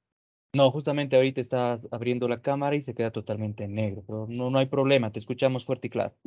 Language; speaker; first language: Spanish; native; Spanish